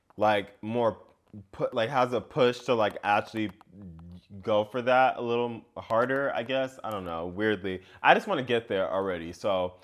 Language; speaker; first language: English; native; English